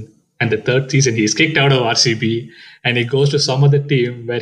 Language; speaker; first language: English; non-native, local second language; Tamil